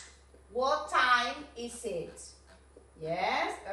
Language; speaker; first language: English; non-native, fluent; Spanish